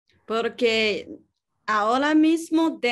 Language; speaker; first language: Spanish; non-native, learner; Chinese